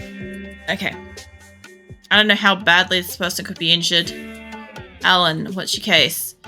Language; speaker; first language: English; native; English